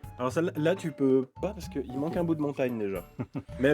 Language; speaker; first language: French; native; French